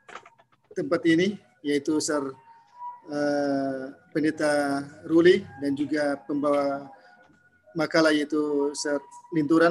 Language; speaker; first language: Indonesian; native; Indonesian